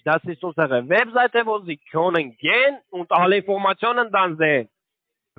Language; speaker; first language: German; non-native, learner; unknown